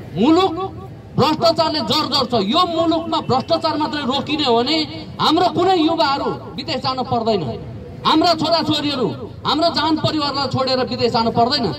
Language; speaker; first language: Nepali; non-native, local second language; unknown